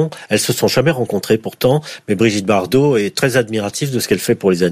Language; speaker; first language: French; native; French